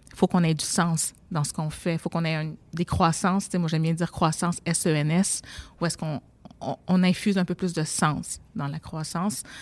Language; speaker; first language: French; native; French